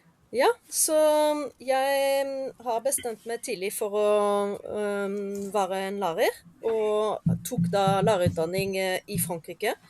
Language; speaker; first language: Norwegian; non-native, fluent; French